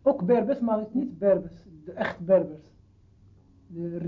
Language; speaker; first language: Dutch; non-native, learner; Arabic